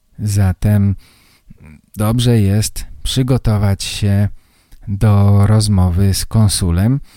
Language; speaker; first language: Polish; native; Polish